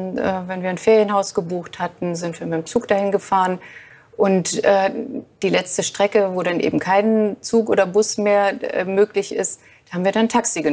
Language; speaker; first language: German; native; German